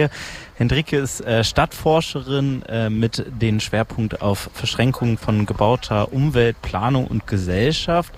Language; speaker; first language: German; native; German